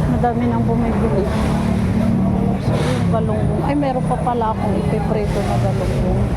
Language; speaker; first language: Filipino; non-native, local second language; Cebuano